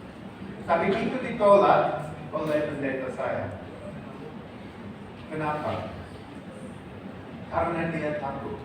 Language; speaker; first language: Indonesian; non-native, fluent; English